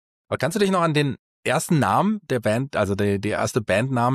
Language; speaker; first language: German; native; German